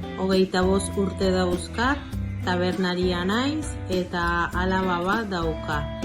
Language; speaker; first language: Basque; non-native, learner; Spanish